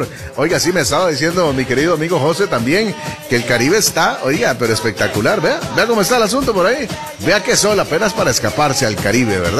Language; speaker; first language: Spanish; native; Spanish